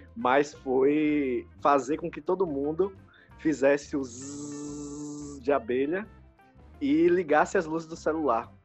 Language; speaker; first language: Portuguese; native; Portuguese